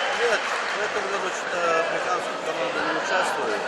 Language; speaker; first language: Russian; non-native, local second language; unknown